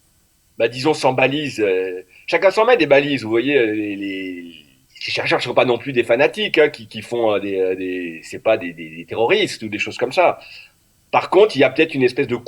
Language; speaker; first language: French; native; French